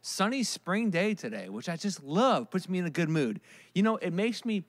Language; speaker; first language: English; native; English